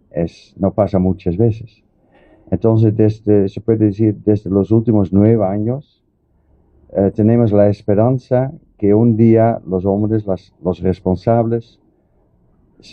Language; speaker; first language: Spanish; non-native, fluent; Dutch